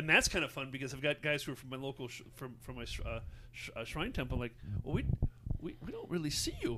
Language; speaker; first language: English; native; English